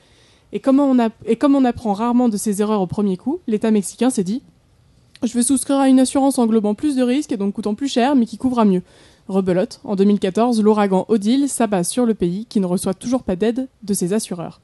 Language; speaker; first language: French; native; French